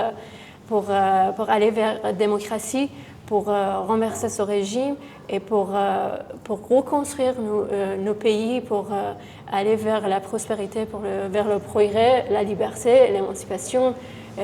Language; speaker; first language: French; non-native, fluent; Persian